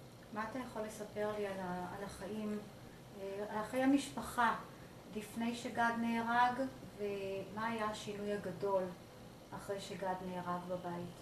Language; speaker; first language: Hebrew; native; Hebrew